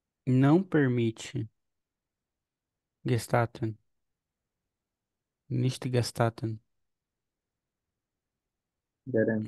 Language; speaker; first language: German; non-native, learner; Portuguese